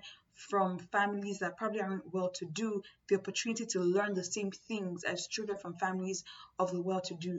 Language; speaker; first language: English; non-native, local second language; Yoruba